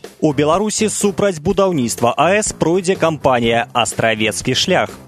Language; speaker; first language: Belarusian; native; Belarusian